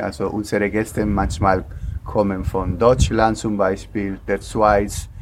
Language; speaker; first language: German; non-native, learner; Spanish